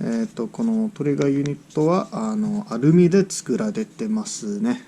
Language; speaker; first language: Japanese; early bilingual, heritage; English